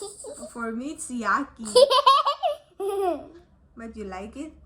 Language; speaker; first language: English; non-native, learner; Indonesian